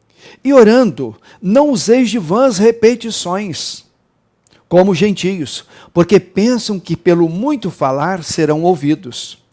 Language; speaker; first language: Portuguese; native; Portuguese